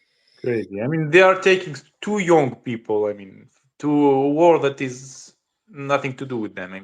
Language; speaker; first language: English; non-native, learner; Russian